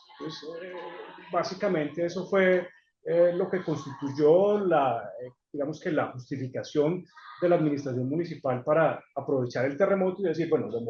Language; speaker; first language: Spanish; native; Spanish